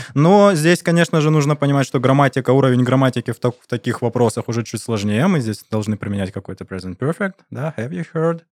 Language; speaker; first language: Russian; native; Russian